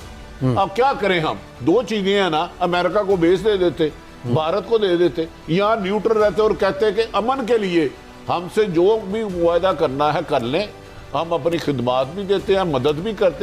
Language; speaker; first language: Urdu; native; Urdu